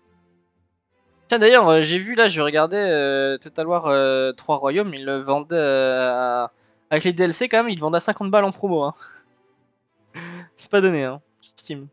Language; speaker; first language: French; native; French